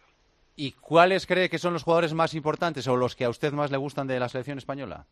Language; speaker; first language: Spanish; native; Spanish